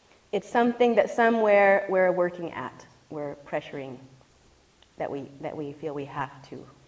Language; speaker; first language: English; native; English